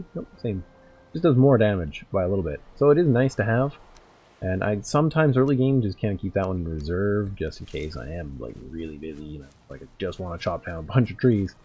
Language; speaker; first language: English; native; English